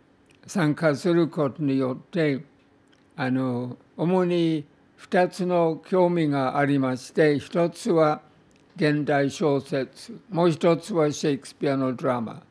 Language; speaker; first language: Japanese; non-native, fluent; English